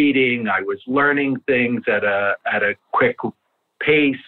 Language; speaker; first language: English; early bilingual, other home language; Italian